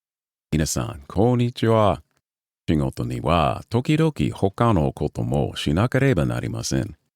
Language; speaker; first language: Japanese; non-native, learner; English